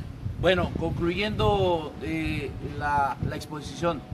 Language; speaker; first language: Spanish; native; Spanish